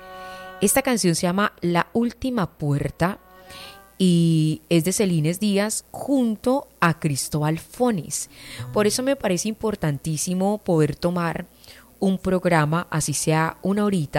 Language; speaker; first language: Spanish; native; Spanish